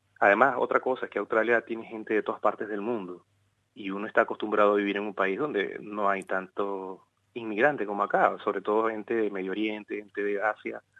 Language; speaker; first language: Spanish; native; Spanish